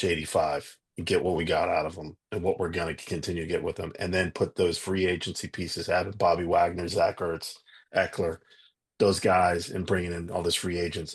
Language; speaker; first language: English; native; English